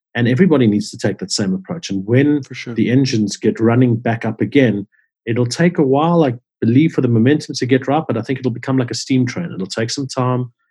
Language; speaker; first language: English; native; English